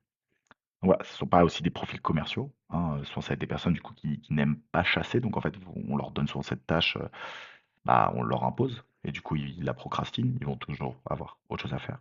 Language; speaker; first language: French; native; French